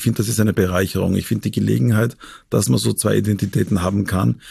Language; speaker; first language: German; native; German